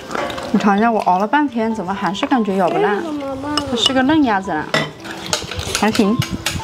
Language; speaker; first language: Chinese; native; Chinese